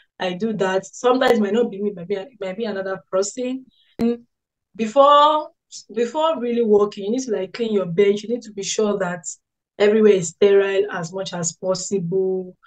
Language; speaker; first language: English; non-native, local second language; Yoruba